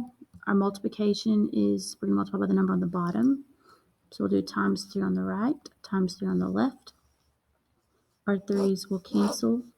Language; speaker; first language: English; native; English